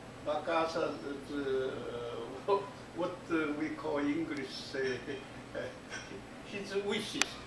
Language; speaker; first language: English; non-native, learner; Korean